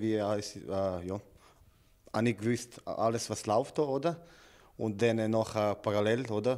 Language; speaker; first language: German; non-native, learner; Serbian